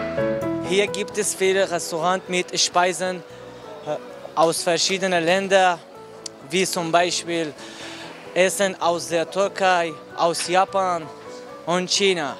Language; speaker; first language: German; non-native, learner; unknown